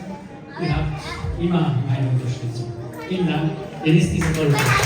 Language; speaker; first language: German; non-native, fluent; English